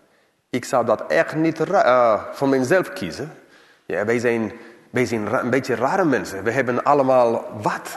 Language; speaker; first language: Dutch; non-native, fluent; English